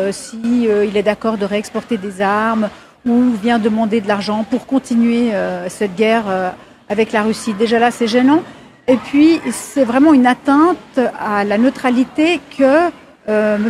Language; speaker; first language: French; native; French